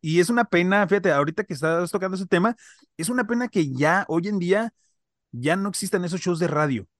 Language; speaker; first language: Spanish; native; Spanish